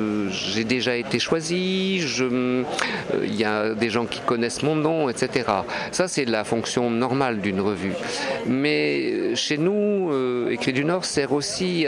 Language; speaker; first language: French; native; French